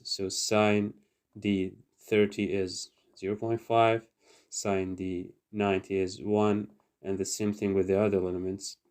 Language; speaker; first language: English; non-native, fluent; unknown